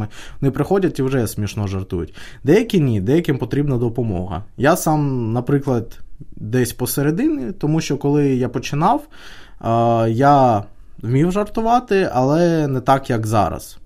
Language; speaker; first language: Ukrainian; native; Ukrainian